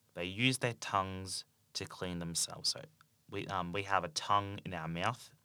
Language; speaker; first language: English; native; English